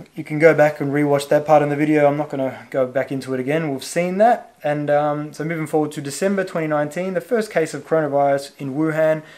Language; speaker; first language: English; native; English